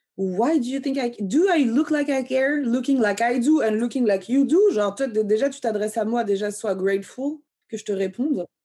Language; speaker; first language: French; early bilingual, other home language; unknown